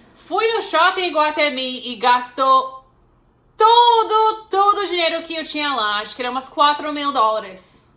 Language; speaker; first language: Portuguese; non-native, fluent; English